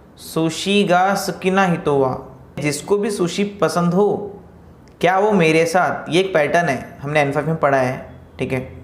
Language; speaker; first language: Hindi; native; Hindi